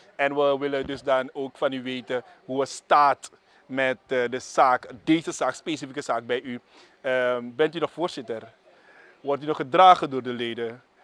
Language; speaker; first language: Dutch; native; Dutch